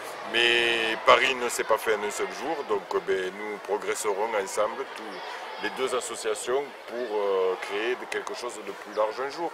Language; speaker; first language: French; native; French